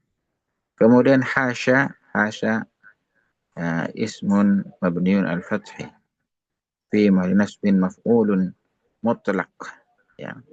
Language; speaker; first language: Arabic; non-native, fluent; Indonesian